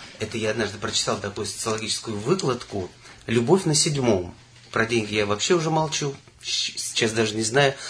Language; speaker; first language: Russian; native; Russian